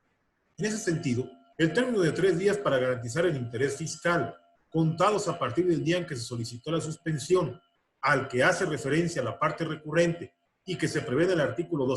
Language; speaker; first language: Spanish; native; Spanish